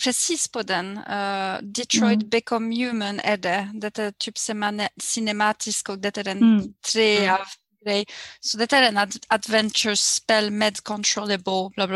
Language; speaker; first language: Swedish; non-native, learner; French